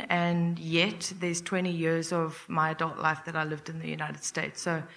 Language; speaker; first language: English; native; English